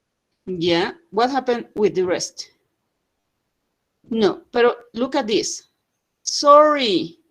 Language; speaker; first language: English; non-native, fluent; Spanish